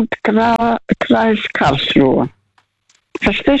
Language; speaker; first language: German; non-native, fluent; Russian